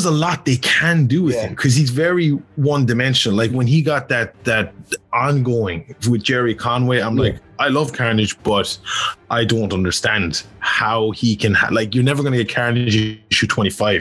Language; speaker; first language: English; native; English